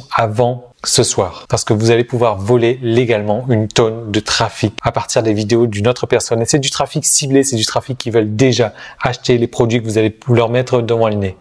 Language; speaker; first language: French; native; French